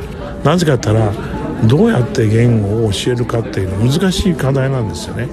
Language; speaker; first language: Japanese; native; Japanese